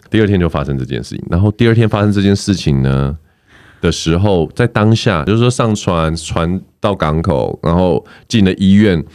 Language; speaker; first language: Chinese; native; Chinese